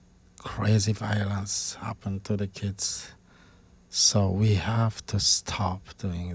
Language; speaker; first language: English; non-native, fluent; Malagasy